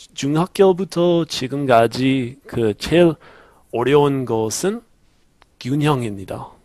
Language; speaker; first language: Korean; non-native, learner; English